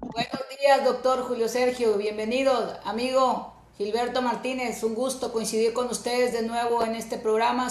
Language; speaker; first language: Spanish; native; Spanish